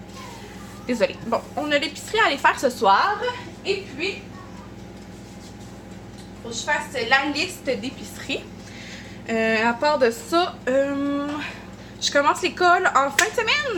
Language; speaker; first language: French; native; French